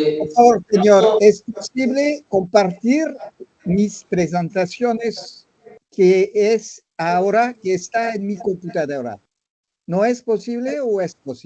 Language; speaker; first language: Spanish; non-native, learner; French